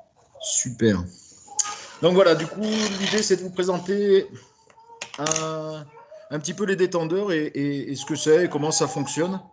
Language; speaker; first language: French; native; French